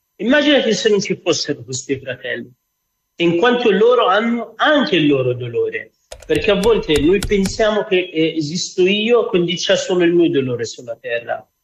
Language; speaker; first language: Italian; non-native, fluent; Arabic